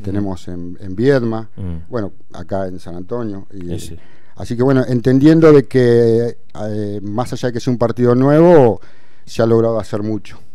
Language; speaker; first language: Spanish; native; Spanish